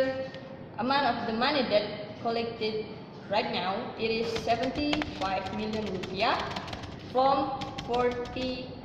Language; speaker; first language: English; non-native, learner; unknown